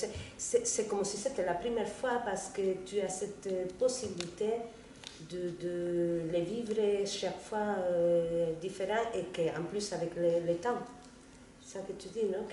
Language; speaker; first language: French; non-native, fluent; Spanish